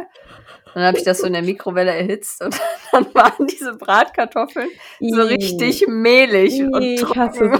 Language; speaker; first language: German; native; German